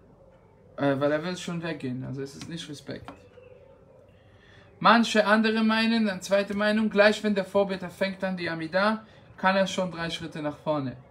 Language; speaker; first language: German; non-native, fluent; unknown